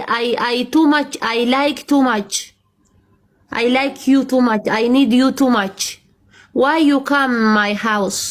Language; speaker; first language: English; non-native, learner; Amharic